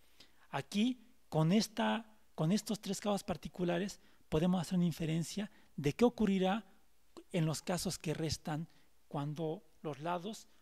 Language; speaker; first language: Spanish; native; Spanish